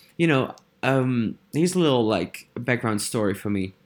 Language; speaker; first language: English; non-native, fluent; Dutch